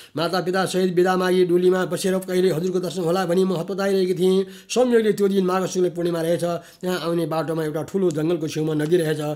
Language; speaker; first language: Nepali; native; Nepali